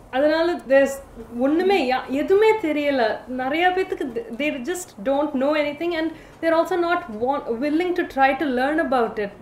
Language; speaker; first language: English; early bilingual, other home language; Tamil